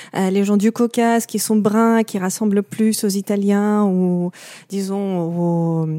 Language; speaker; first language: French; non-native, fluent; Russian